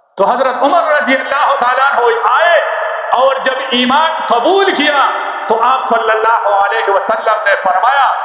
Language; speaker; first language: Urdu; non-native, local second language; Pashto